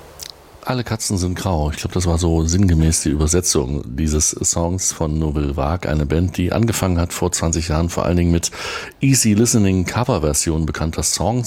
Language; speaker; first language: German; native; German